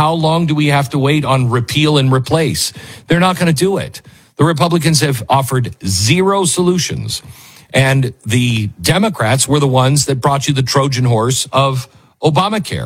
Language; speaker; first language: English; native; English